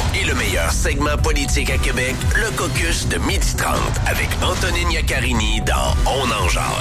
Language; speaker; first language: French; native; French